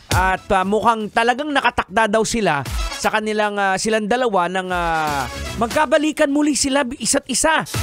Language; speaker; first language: Filipino; native; Filipino